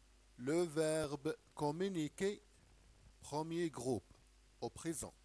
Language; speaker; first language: French; non-native, local second language; Arabic